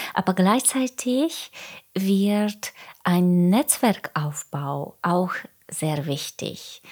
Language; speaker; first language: German; non-native, fluent; Hungarian